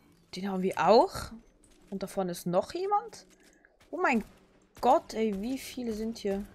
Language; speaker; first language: German; native; German